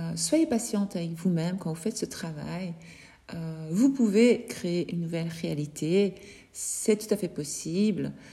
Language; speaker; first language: French; native; French